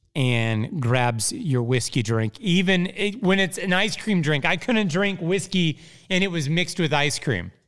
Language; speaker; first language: English; native; English